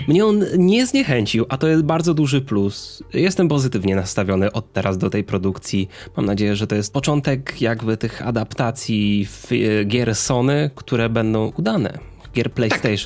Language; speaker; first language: Polish; native; Polish